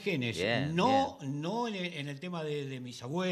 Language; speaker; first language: Spanish; native; Spanish